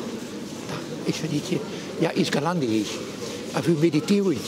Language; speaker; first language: Russian; non-native, fluent; Dutch